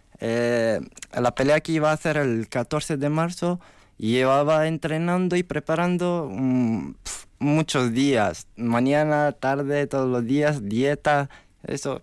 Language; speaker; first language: Spanish; non-native, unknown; Arabic